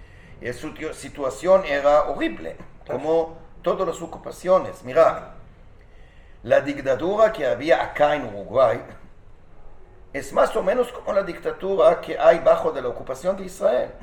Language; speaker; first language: Spanish; non-native, fluent; Hebrew